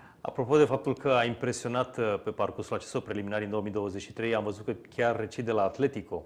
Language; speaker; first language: Romanian; native; Romanian